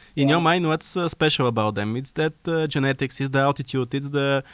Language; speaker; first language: English; non-native, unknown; Bulgarian